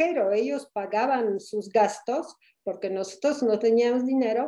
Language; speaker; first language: Spanish; non-native, fluent; Polish